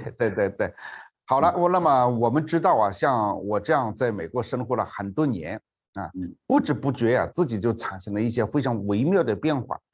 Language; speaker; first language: Chinese; native; Chinese